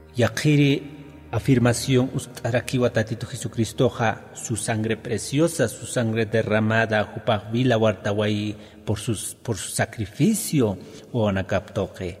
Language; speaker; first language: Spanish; non-native, local second language; Aymara